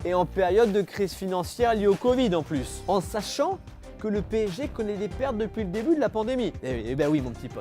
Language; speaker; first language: French; native; French